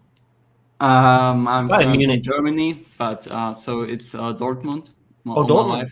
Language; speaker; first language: English; non-native, fluent; German